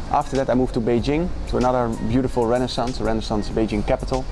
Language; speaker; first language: English; non-native, fluent; Dutch